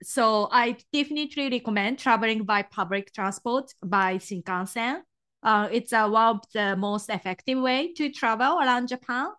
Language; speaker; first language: English; non-native, fluent; Japanese